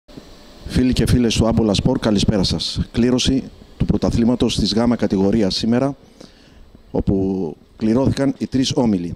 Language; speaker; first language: Greek; native; Greek